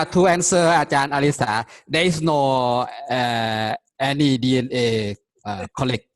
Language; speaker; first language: English; non-native, fluent; Thai